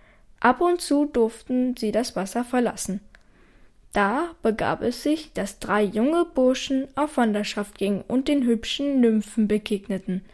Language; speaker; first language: German; native; German